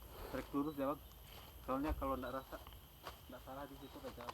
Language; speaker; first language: Malay; native; Malay